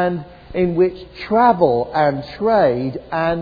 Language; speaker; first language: English; native; English